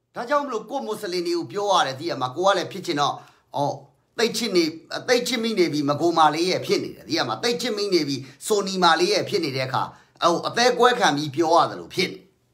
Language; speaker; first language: Burmese; native; Burmese